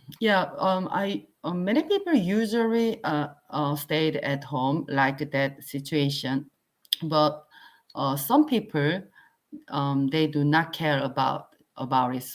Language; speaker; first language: English; non-native, learner; Korean